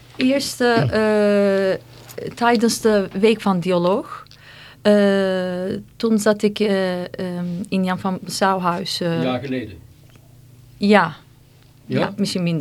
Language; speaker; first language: Dutch; non-native, fluent; Turkish